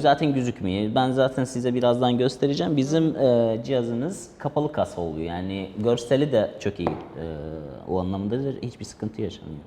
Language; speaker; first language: Turkish; non-native, fluent; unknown